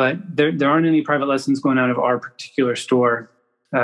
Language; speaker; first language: English; native; English